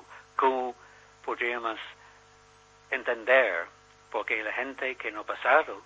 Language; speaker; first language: Spanish; non-native, learner; English